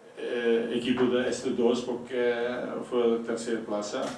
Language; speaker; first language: Spanish; non-native, fluent; Dutch